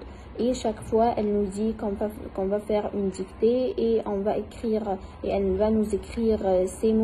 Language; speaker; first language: French; non-native, fluent; Arabic